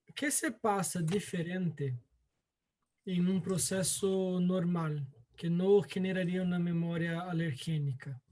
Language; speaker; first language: Spanish; non-native, fluent; Portuguese